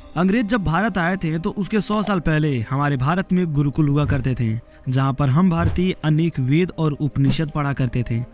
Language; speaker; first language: Hindi; native; Hindi